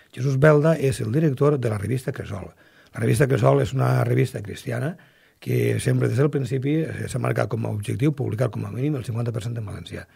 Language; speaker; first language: Catalan; native; Catalan